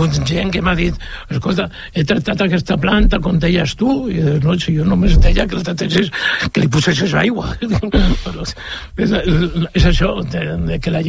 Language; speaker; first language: Catalan; native; Catalan